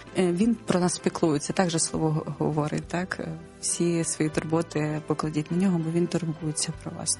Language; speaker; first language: Ukrainian; non-native, local second language; Russian